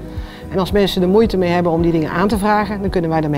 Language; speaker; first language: Dutch; native; Dutch